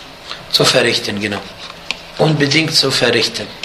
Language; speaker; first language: German; non-native, fluent; Arabic